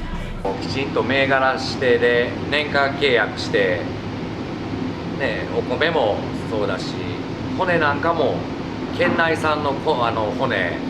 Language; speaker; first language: Japanese; native; Japanese